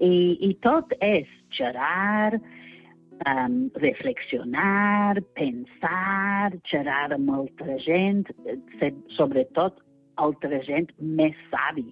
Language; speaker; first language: Catalan; non-native, fluent; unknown